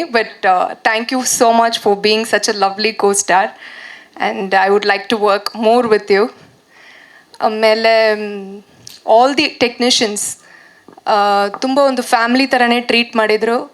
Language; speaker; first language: Kannada; non-native, fluent; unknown